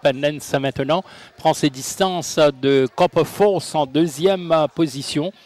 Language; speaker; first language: French; non-native, local second language; Morisyen